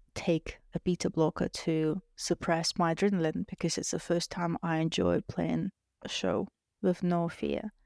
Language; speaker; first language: English; non-native, fluent; Russian